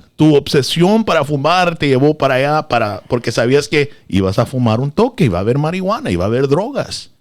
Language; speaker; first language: Spanish; early bilingual, other home language; English